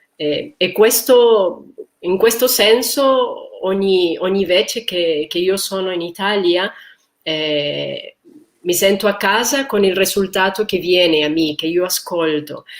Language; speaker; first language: Italian; non-native, learner; Spanish